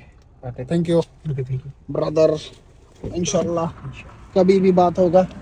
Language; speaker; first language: Hindi; non-native, learner; Bangla